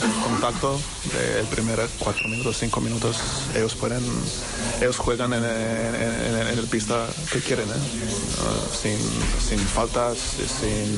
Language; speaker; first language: Spanish; non-native, learner; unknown